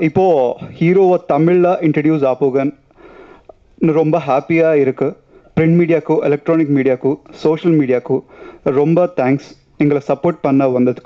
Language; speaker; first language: Tamil; non-native, learner; Telugu